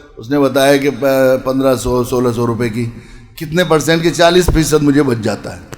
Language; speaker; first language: Urdu; native; Urdu